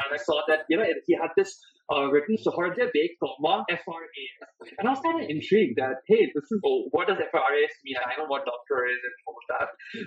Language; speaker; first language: English; non-native, local second language; Hindi